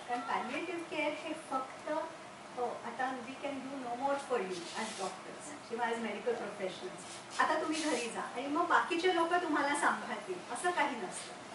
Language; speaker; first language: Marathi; non-native, local second language; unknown